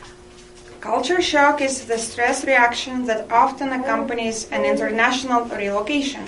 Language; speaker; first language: English; non-native, fluent; Russian